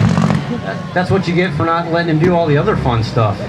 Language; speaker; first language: English; native; English